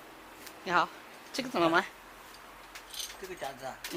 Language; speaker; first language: Chinese; non-native, fluent; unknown